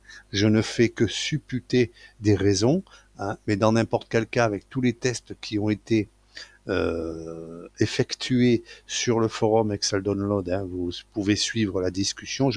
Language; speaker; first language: French; native; French